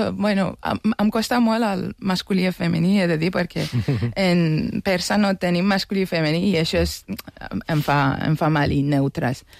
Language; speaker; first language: Catalan; non-native, fluent; Persian